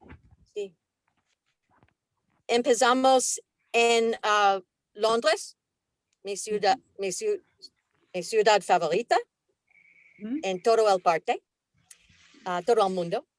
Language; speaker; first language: Spanish; non-native, learner; English